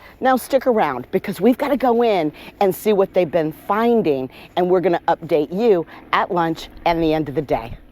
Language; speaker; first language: English; native; English